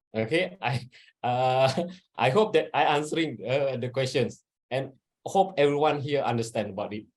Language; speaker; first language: English; non-native, local second language; Malay